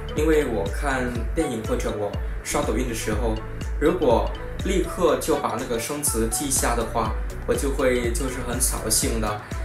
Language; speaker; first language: Chinese; non-native, fluent; Vietnamese